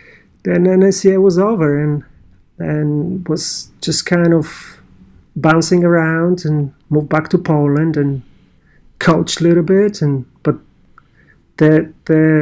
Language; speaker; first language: English; non-native, fluent; Polish